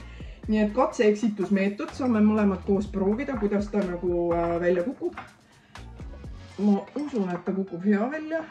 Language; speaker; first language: Estonian; native; Estonian